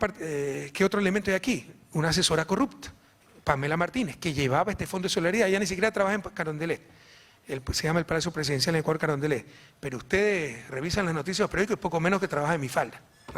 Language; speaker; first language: Spanish; native; Spanish